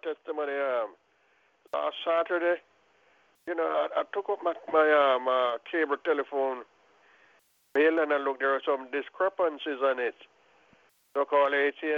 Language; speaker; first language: English; non-native, local second language; Jamaican Creole English